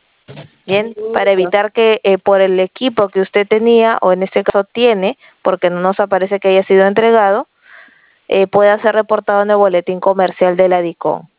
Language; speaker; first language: Spanish; native; Spanish